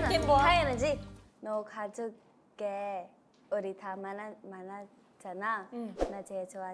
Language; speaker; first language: Korean; non-native, fluent; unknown